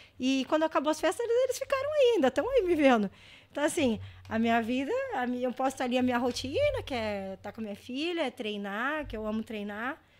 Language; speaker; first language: Portuguese; native; Portuguese